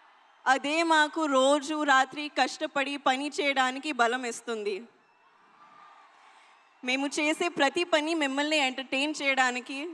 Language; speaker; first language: Telugu; non-native, learner; Hindi